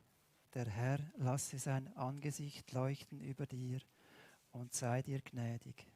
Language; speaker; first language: German; native; German